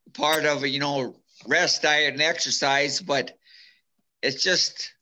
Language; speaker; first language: English; native; English